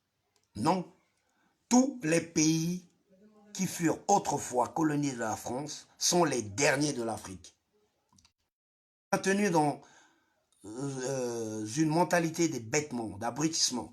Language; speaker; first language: French; non-native, local second language; Lingala